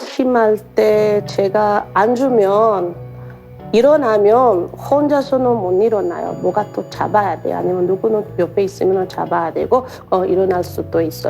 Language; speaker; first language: Korean; non-native, learner; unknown